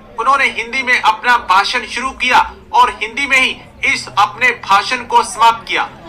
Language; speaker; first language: Hindi; native; Hindi